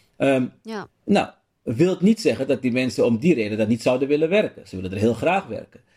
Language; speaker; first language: Dutch; native; Dutch